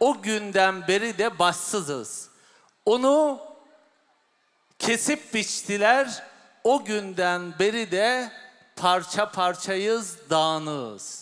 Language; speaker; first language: Turkish; native; Turkish